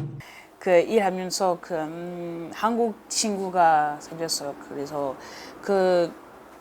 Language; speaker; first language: Korean; non-native, learner; French